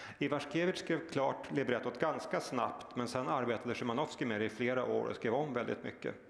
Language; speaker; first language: Swedish; native; Swedish